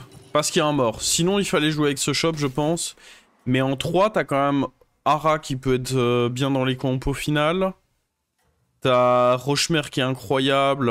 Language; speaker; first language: French; native; French